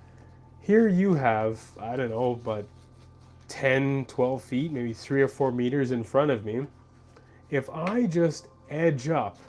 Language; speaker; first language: English; native; English